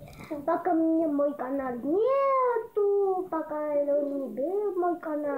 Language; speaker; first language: Russian; early bilingual, heritage; Russian